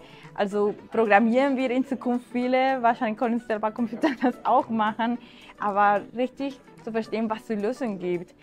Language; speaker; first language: German; non-native, fluent; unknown